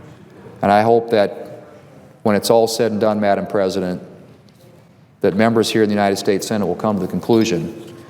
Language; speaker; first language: English; native; English